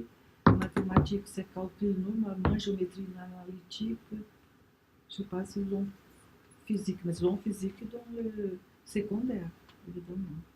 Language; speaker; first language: French; non-native, learner; Portuguese